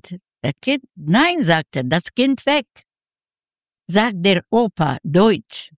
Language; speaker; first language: German; non-native, learner; Yiddish